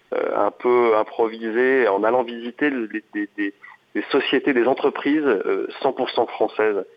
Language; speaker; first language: French; native; French